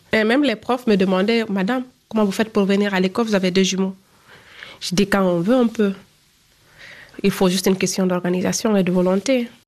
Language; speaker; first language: French; non-native, fluent; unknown